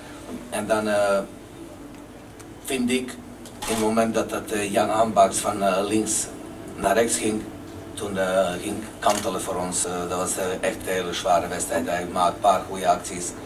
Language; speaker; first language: Dutch; non-native, fluent; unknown